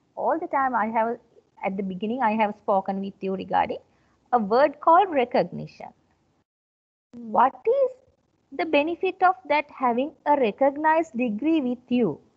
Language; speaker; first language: English; non-native, local second language; Sinhala